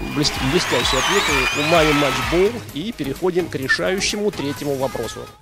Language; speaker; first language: Russian; native; Russian